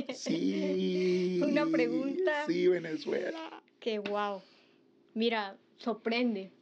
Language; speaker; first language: Spanish; native; Spanish